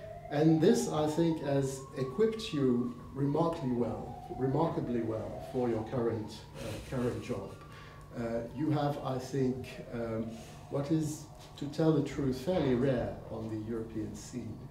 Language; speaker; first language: English; non-native, fluent; French